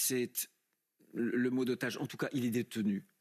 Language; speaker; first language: French; native; French